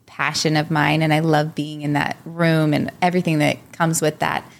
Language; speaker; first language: English; native; English